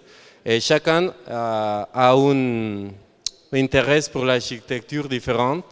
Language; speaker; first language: French; non-native, learner; Spanish